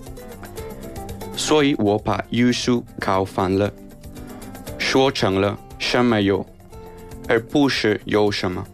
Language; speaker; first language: Chinese; non-native, learner; Spanish